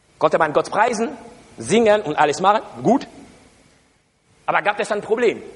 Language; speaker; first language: German; non-native, learner; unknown